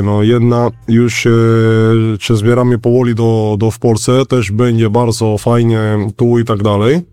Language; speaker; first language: Polish; non-native, learner; Spanish